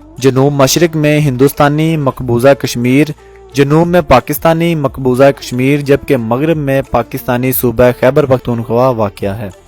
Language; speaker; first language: Urdu; non-native, local second language; Balti